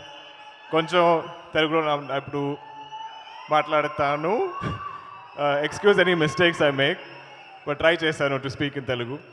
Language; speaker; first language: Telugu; non-native, learner; Malayalam